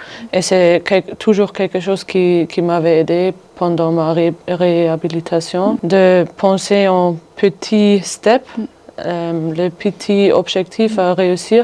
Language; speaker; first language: French; non-native, fluent; German